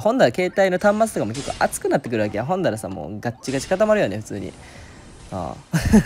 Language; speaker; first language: Japanese; native; Japanese